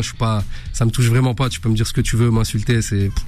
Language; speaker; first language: French; early bilingual, other home language; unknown